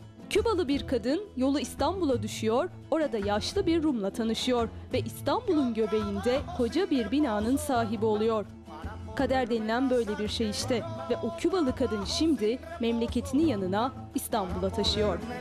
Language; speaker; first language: Turkish; native; Turkish